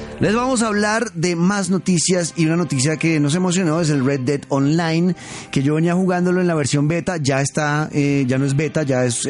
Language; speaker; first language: Spanish; native; Spanish